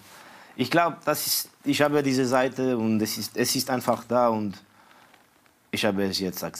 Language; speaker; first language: German; non-native, fluent; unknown